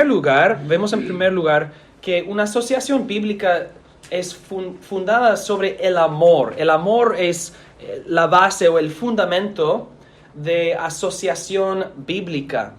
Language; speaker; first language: Spanish; non-native, fluent; English